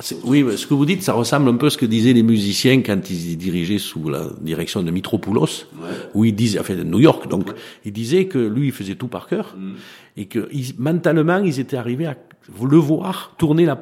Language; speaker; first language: French; native; French